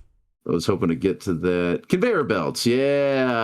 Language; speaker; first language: English; native; English